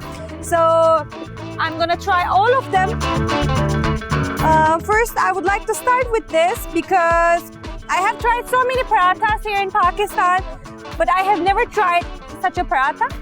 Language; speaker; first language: English; non-native, fluent; Turkish